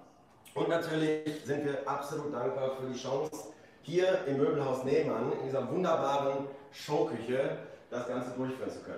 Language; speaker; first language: German; native; German